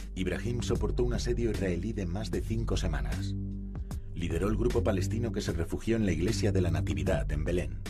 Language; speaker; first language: Spanish; native; Spanish